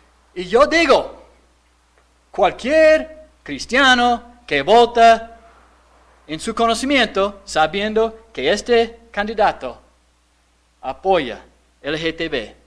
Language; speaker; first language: Spanish; non-native, fluent; English